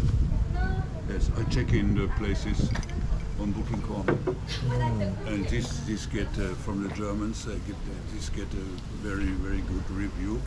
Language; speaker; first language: English; non-native, learner; German